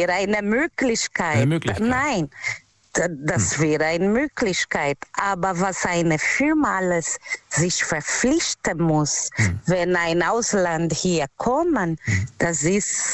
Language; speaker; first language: German; non-native, fluent; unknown